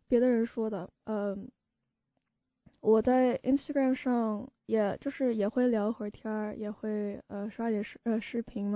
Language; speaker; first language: Chinese; early bilingual, heritage; Chinese